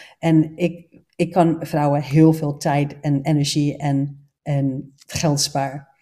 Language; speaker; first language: Dutch; non-native, fluent; English